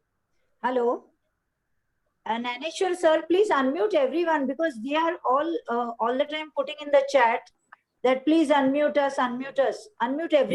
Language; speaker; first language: English; non-native, local second language; Hindi